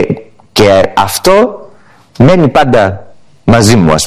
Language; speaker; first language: Greek; early bilingual, heritage; English